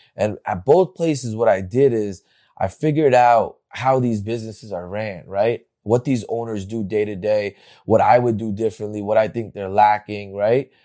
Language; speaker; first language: English; native; English